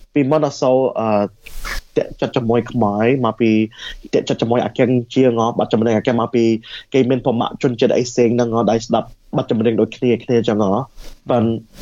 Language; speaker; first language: Khmer; early bilingual, heritage; Khmer